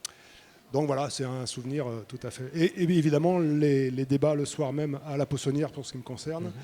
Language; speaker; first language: French; native; French